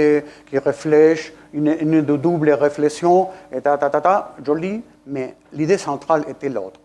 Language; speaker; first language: French; non-native, fluent; Spanish